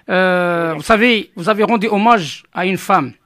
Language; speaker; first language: French; non-native, local second language; Arabic